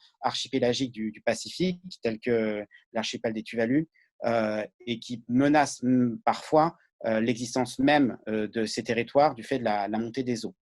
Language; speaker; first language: French; native; French